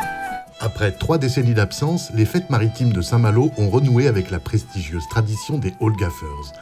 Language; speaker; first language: French; native; French